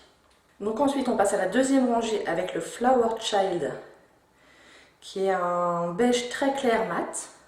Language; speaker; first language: French; native; French